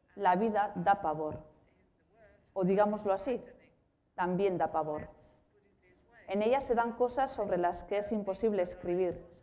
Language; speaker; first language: Spanish; non-native, local second language; Basque